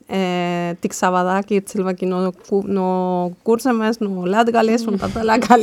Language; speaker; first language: Latvian; non-native, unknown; Spanish